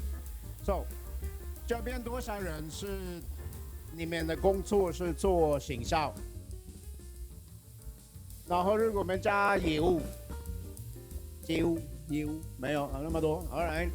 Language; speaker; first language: Chinese; non-native, fluent; Swedish